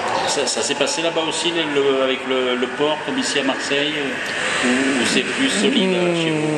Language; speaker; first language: French; native; French